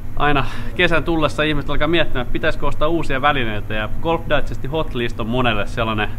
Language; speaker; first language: Finnish; native; Finnish